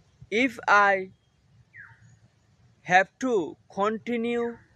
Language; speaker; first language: English; non-native, learner; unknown